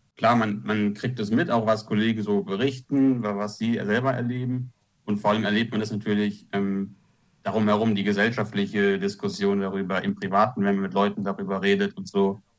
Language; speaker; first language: German; native; German